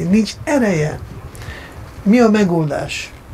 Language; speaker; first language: Hungarian; non-native, fluent; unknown